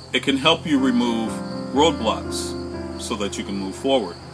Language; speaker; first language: English; native; English